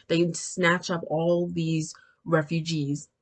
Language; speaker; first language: English; native; English